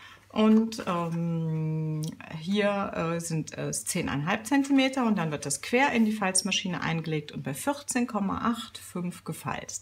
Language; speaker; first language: German; native; German